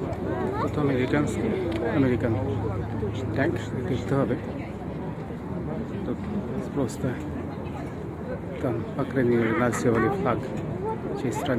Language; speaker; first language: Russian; non-native, fluent; Bangla